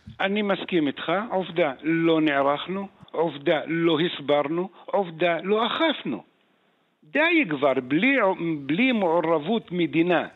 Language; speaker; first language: Hebrew; non-native, local second language; Arabic